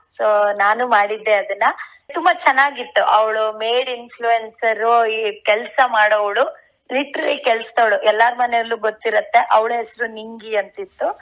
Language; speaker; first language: Kannada; native; Kannada